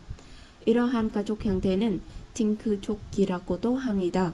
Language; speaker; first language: Korean; non-native, fluent; Vietnamese